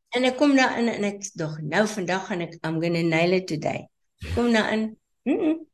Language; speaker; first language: Afrikaans; native; Afrikaans